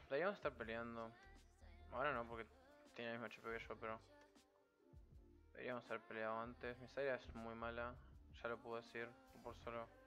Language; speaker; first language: Spanish; native; Spanish